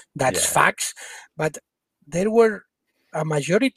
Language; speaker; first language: English; non-native, fluent; Spanish